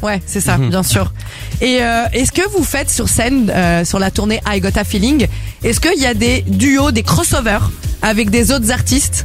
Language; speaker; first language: French; native; French